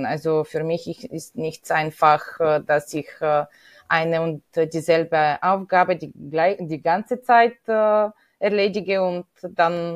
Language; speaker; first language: German; non-native, fluent; Bulgarian